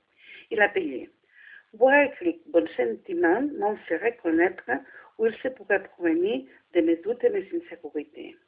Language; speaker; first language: French; non-native, learner; Spanish